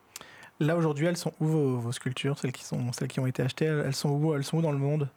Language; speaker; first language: French; native; French